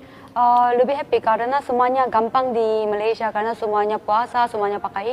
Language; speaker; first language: Indonesian; non-native, fluent; Korean